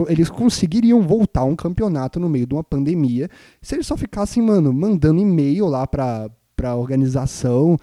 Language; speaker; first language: Portuguese; native; Portuguese